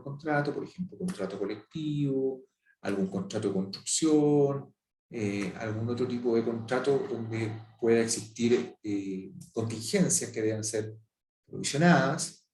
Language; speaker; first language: Spanish; native; Spanish